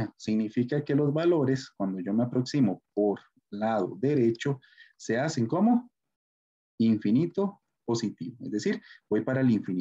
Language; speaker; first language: Spanish; native; Spanish